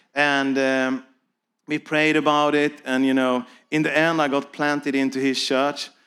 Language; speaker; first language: English; non-native, fluent; Swedish